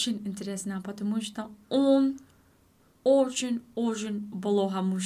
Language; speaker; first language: Russian; non-native, learner; English